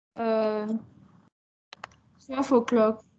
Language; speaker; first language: English; non-native, learner; French